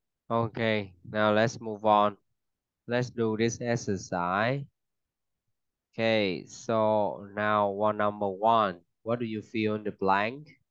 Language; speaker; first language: English; non-native, fluent; Vietnamese